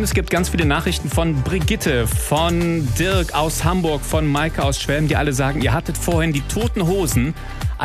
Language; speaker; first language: German; native; German